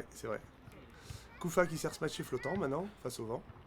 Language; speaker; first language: French; native; French